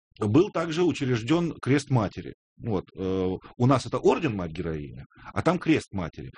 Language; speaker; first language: Russian; native; Russian